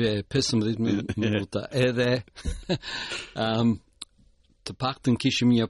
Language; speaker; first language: Albanian; early bilingual, heritage; Albanian